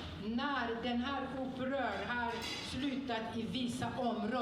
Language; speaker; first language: Swedish; non-native, fluent; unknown